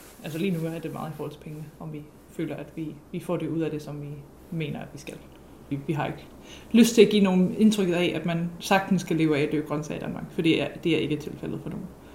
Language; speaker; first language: Danish; non-native, fluent; English